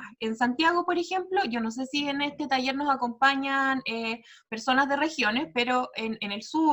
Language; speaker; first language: Spanish; native; Spanish